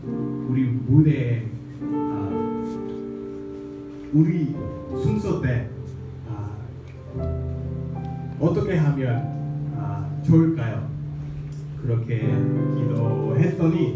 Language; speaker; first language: Korean; non-native, fluent; English